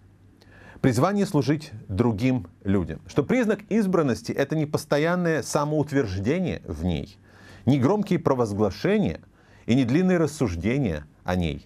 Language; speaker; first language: Russian; native; Russian